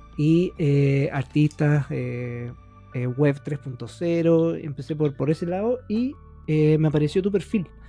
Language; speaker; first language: Spanish; native; Spanish